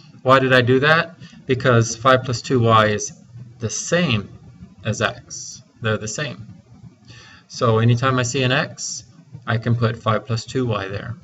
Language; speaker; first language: English; native; English